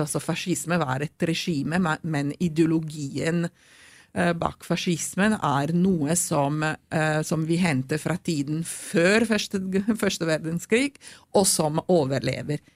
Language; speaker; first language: Norwegian; non-native, fluent; Italian